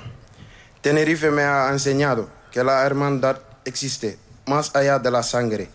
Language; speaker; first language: Spanish; non-native, learner; Wolof